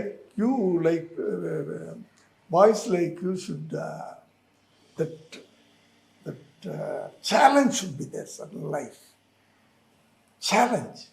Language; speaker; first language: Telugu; non-native, learner; Tamil